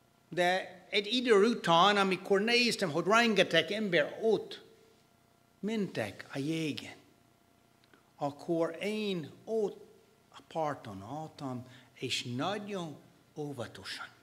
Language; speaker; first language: Hungarian; non-native, fluent; English